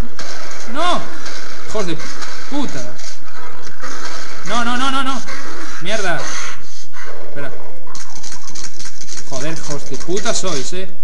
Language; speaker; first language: Spanish; native; Spanish